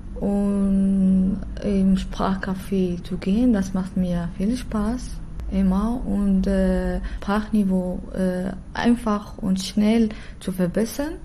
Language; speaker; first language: German; non-native, learner; Arabic